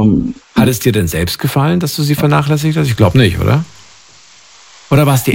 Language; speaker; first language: German; native; German